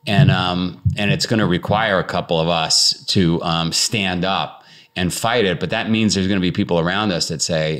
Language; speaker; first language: English; native; English